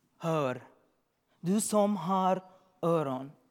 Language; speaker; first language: Swedish; non-native, learner; Arabic